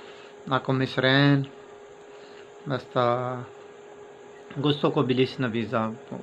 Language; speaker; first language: Filipino; non-native, learner; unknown